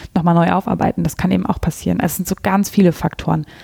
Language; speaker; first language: German; native; German